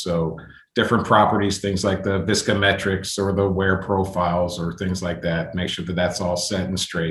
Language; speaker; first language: English; native; English